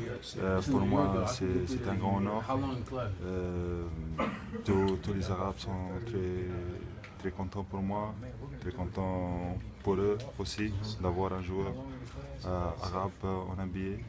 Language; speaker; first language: French; non-native, local second language; Arabic